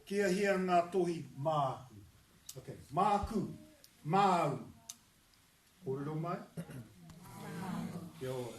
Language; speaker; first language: Māori; non-native, local second language; English